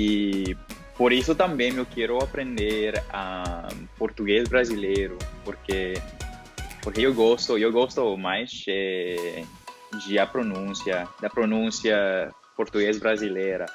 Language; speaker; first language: Portuguese; non-native, learner; Spanish